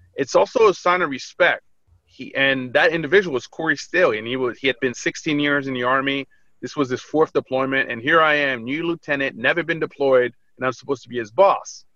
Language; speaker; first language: English; early bilingual, other home language; French